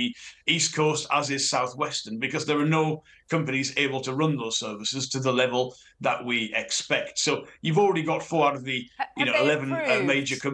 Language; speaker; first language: English; native; English